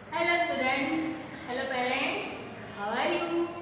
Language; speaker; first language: English; non-native, local second language; Gujarati